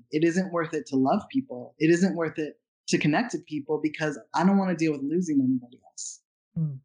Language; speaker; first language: English; native; English